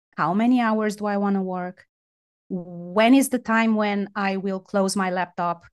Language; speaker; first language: English; non-native, fluent; Romanian